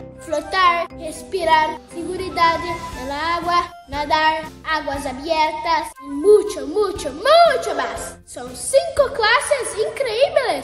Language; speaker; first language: Spanish; non-native, learner; Portuguese